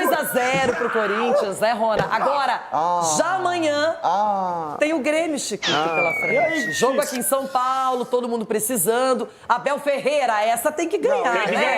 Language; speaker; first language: Portuguese; native; Portuguese